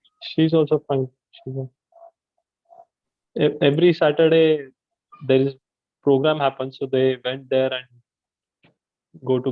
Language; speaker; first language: English; non-native, local second language; Hindi